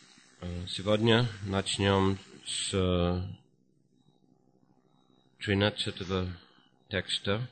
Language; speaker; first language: Russian; non-native, fluent; English